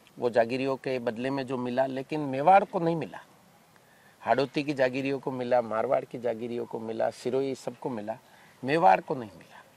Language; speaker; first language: Hindi; native; Hindi